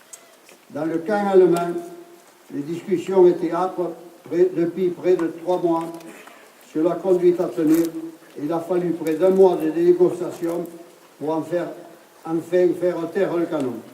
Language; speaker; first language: French; native; French